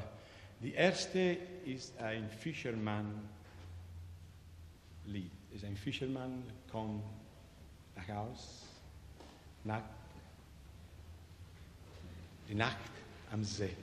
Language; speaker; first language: German; non-native, learner; Italian